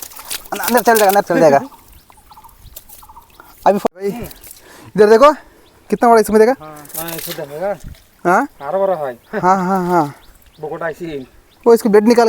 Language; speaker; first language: Hindi; non-native, local second language; Kannada